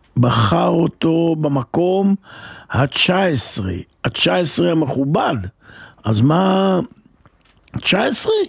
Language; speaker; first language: Hebrew; non-native, fluent; Spanish